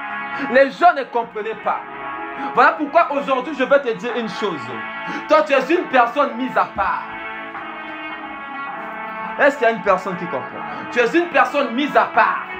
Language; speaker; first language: French; non-native, local second language; Swahili